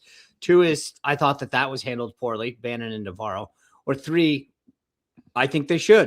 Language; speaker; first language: English; native; English